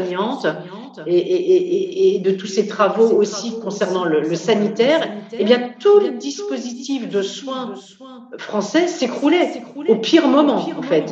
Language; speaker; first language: French; native; French